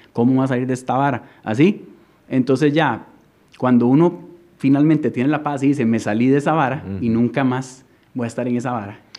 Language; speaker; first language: Spanish; native; Spanish